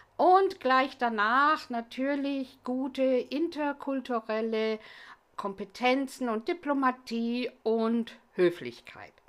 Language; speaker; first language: German; non-native, fluent; English